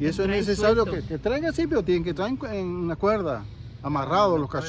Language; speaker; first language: Spanish; native; Spanish